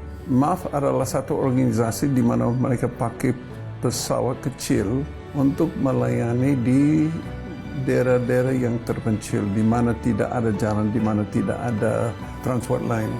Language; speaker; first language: Indonesian; non-native, fluent; English